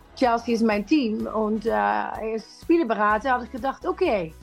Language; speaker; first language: German; non-native, learner; Dutch